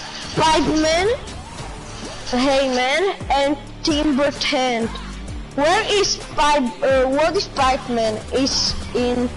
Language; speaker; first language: English; non-native, learner; Slovak